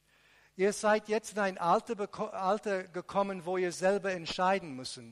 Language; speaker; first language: German; non-native, fluent; Arabic